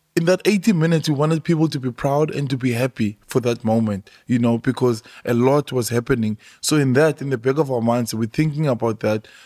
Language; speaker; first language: English; non-native, local second language; Xhosa